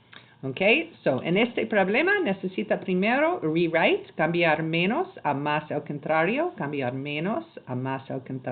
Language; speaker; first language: Spanish; non-native, learner; English